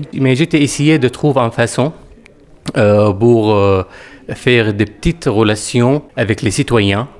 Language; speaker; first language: French; non-native, fluent; Arabic